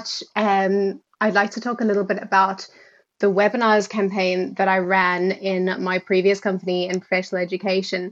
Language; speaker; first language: English; native; English